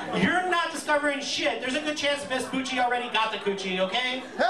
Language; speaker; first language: English; native; English